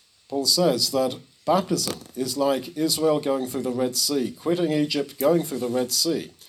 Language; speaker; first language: English; native; English